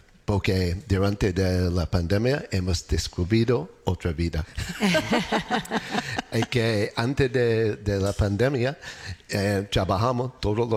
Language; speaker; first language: Spanish; non-native, learner; English